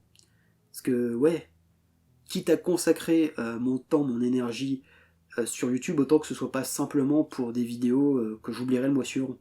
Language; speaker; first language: French; native; French